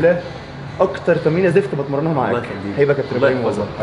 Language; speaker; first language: Arabic; native; Arabic